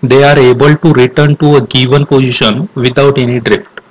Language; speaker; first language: Hindi; non-native, local second language; Marathi